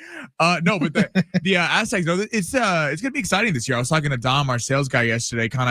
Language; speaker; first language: English; native; English